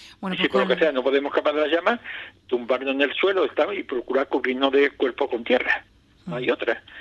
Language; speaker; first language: Spanish; native; Spanish